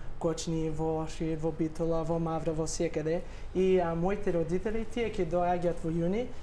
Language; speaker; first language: Macedonian; non-native, learner; English